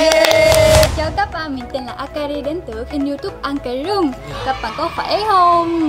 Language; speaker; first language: Vietnamese; non-native, learner; Japanese